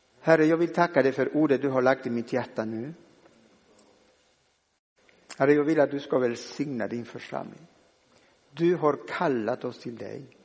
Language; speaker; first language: Swedish; non-native, fluent; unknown